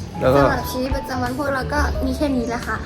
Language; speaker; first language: Thai; native; Thai